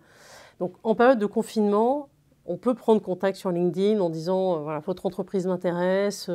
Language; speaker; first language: French; native; French